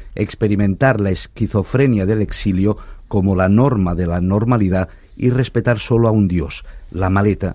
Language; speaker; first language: Spanish; non-native, local second language; Catalan